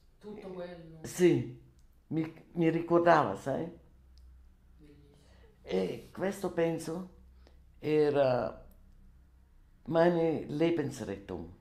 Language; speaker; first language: Italian; non-native, learner; German